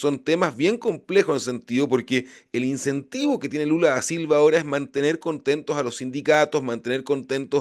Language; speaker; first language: Spanish; native; Spanish